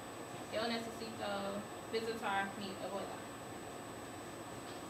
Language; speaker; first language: Spanish; non-native, learner; English